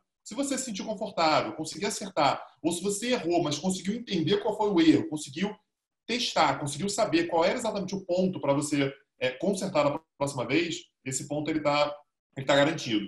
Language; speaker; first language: Portuguese; native; Portuguese